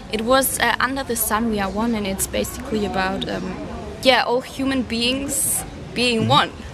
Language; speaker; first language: English; non-native, fluent; German